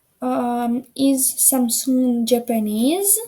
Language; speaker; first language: English; non-native, fluent; Ukrainian